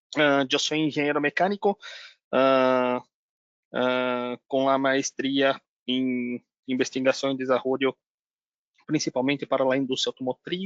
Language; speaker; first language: Spanish; non-native, learner; Portuguese